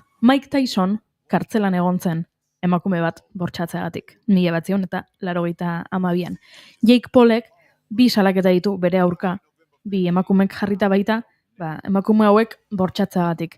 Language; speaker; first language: Basque; native; Basque